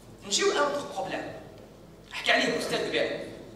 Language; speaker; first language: French; non-native, local second language; Arabic